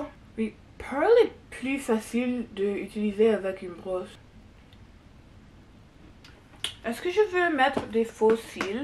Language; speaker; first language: French; non-native, learner; English